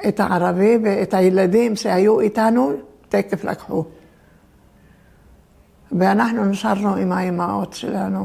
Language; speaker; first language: Hebrew; early bilingual, other home language; Turkish